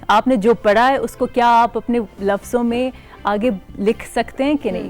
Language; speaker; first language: Urdu; non-native, local second language; Khowar